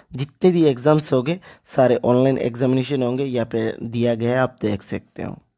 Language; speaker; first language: Hindi; non-native, local second language; Bangla